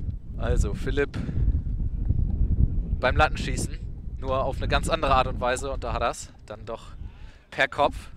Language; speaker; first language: German; native; German